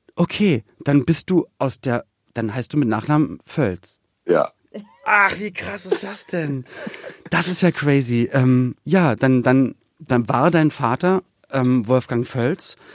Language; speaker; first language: German; native; German